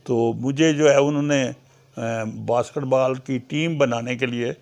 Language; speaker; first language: Urdu; non-native, local second language; Punjabi